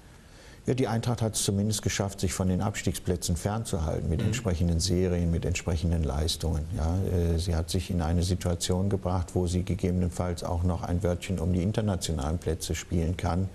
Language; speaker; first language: German; native; German